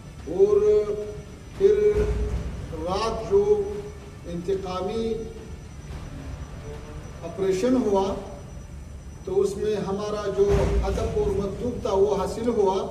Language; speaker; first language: Hindi; non-native, fluent; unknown